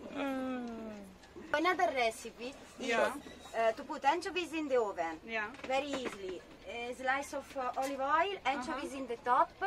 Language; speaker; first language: English; non-native, fluent; Italian